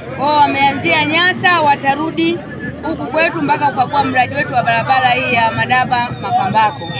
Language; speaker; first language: Swahili; native; Swahili